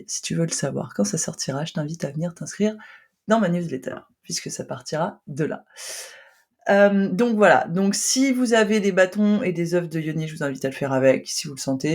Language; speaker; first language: French; native; French